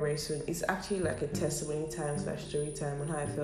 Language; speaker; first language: English; non-native, local second language; Yoruba